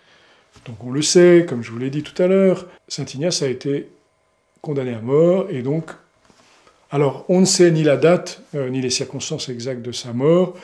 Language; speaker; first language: French; native; French